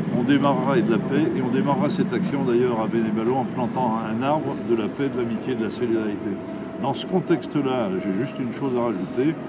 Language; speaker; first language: French; native; French